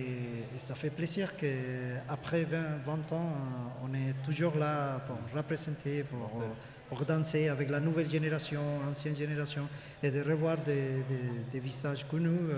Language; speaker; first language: French; non-native, fluent; Spanish